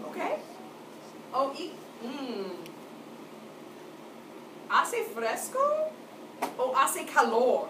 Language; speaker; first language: Spanish; non-native, fluent; English